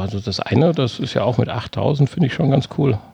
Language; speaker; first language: German; native; German